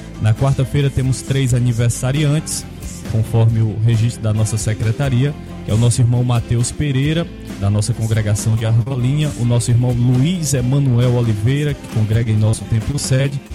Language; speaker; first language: Portuguese; native; Portuguese